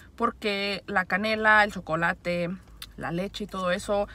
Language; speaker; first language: Spanish; early bilingual, heritage; Spanish